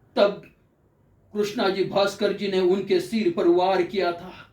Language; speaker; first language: Hindi; non-native, local second language; Marathi